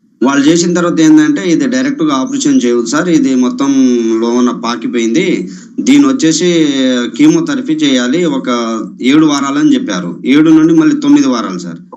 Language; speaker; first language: Telugu; non-native, local second language; Lambadi